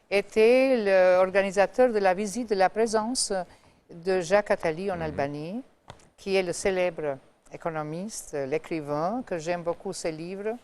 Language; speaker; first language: French; non-native, fluent; Albanian